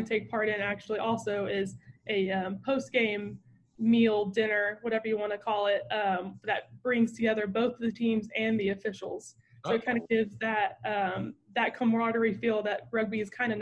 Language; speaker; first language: English; native; English